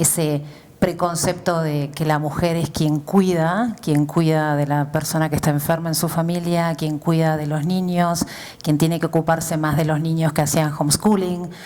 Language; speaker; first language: Spanish; native; Spanish